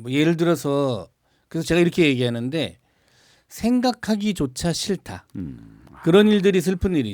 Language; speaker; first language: Korean; native; Korean